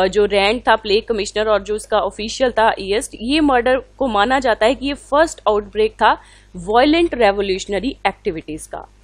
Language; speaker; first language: Hindi; non-native, local second language; Punjabi